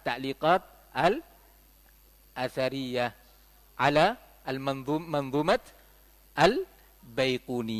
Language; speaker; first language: Arabic; non-native, fluent; Indonesian